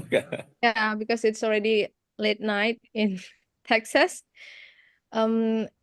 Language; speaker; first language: English; non-native, fluent; Indonesian